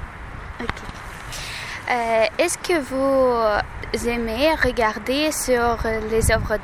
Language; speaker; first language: French; non-native, learner; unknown